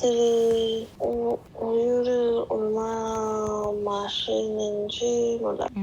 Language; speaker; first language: Korean; non-native, learner; English